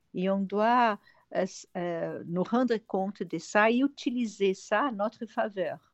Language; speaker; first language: French; non-native, fluent; Portuguese